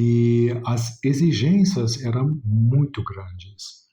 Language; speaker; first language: Portuguese; non-native, fluent; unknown